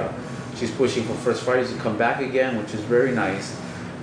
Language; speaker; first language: English; native; English